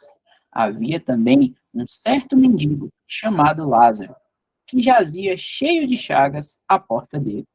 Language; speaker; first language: Portuguese; native; Portuguese